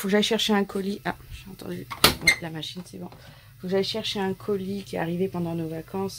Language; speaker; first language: French; native; French